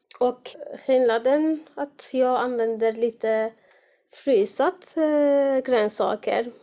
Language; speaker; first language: Swedish; non-native, fluent; Arabic